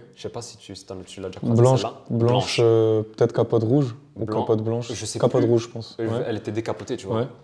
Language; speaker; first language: French; early bilingual, other home language; Italian